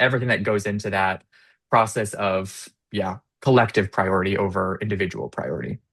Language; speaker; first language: English; native; English